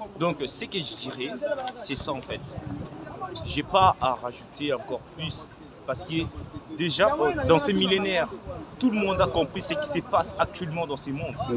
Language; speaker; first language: French; early bilingual, other home language; Lingala